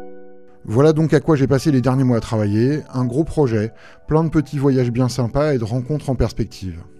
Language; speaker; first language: French; native; French